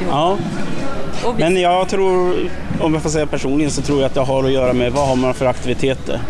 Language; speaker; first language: Swedish; native; Swedish